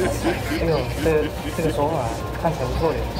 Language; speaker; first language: Chinese; native; Chinese